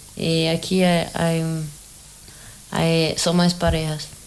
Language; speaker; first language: Spanish; non-native, learner; Portuguese